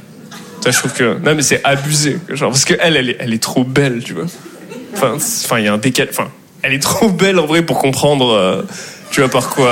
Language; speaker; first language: French; native; French